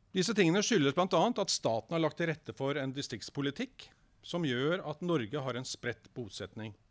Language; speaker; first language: Norwegian; native; Norwegian